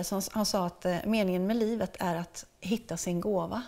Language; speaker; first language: Swedish; native; Swedish